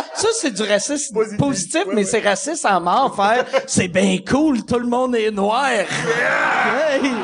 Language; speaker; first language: French; native; French